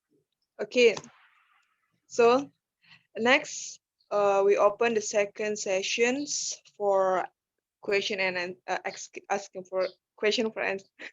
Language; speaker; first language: English; non-native, learner; Indonesian